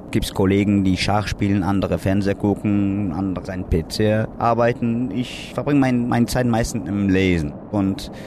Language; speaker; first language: German; non-native, learner; Kurdish